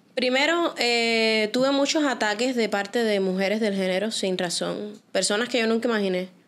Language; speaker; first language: Spanish; native; Spanish